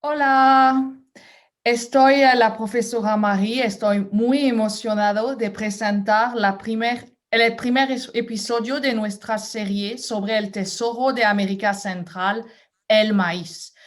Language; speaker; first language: Spanish; non-native, fluent; French